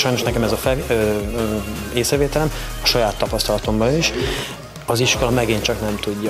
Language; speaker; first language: Hungarian; native; Hungarian